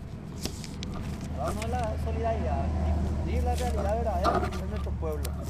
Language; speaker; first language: Spanish; non-native, local second language; Guarani